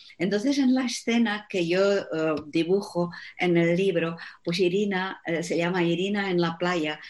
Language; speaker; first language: Spanish; non-native, fluent; Czech